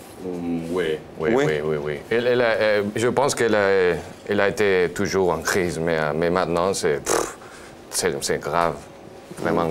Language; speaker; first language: French; non-native, learner; Spanish